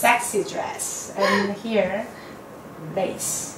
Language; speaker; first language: English; non-native, fluent; Korean